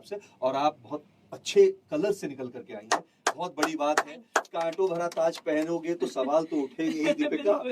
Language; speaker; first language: Hindi; native; Hindi